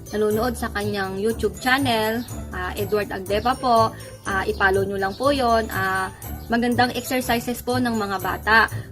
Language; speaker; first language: Filipino; native; Filipino